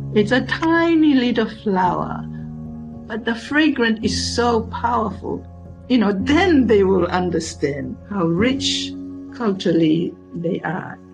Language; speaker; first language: English; non-native, fluent; Tongan